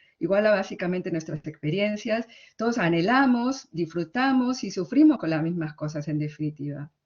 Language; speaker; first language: Spanish; early bilingual, other home language; Korean